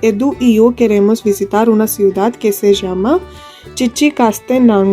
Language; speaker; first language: Spanish; non-native, fluent; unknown